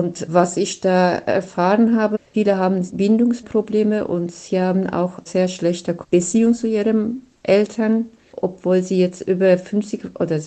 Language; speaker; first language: German; non-native, fluent; Turkish